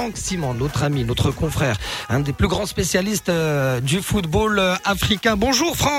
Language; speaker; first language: French; non-native, local second language; Arabic